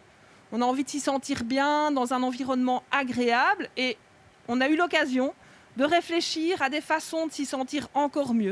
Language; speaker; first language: French; native; French